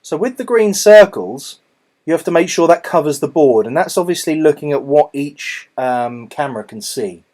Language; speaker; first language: English; native; English